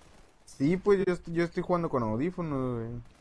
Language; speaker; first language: Spanish; native; Spanish